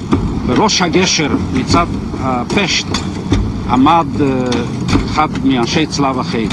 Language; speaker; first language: Hebrew; non-native, fluent; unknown